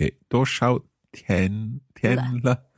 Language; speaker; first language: Chinese; non-native, learner; English